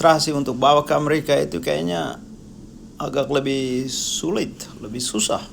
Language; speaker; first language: Indonesian; non-native, local second language; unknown